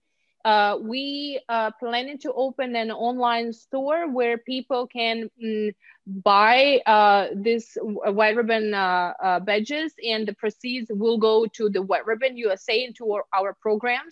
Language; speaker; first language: English; non-native, fluent; Ukrainian